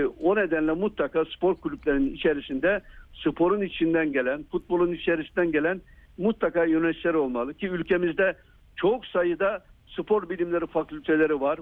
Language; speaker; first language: Turkish; native; Turkish